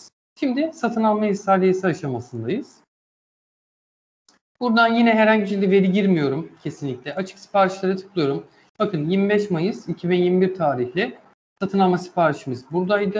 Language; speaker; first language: Turkish; native; Turkish